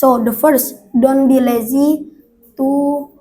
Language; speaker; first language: English; non-native, learner; Indonesian